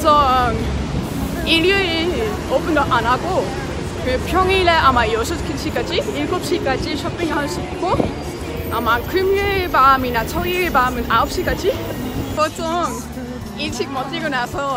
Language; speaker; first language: Korean; non-native, fluent; Dutch